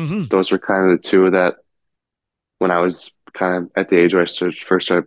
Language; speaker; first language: English; native; English